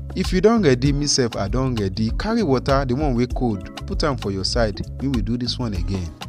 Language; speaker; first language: Nigerian Pidgin; non-native, local second language; Yoruba